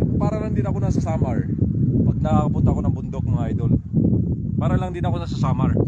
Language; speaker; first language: Filipino; non-native, local second language; Waray